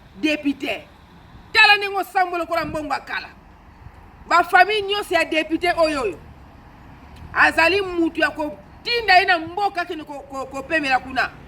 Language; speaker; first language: Lingala; native; Lingala